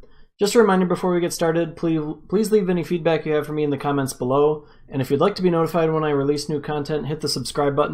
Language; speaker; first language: English; native; English